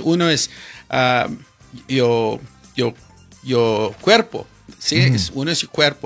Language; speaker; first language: Spanish; non-native, learner; English